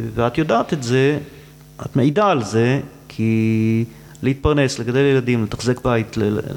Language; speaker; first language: Hebrew; native; Hebrew